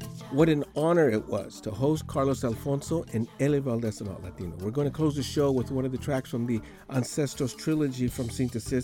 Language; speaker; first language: English; native; English